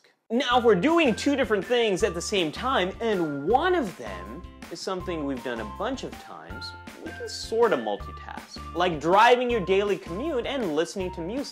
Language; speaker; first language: English; native; English